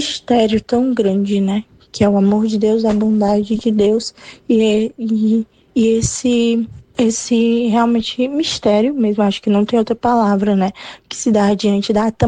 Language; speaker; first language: Portuguese; native; Portuguese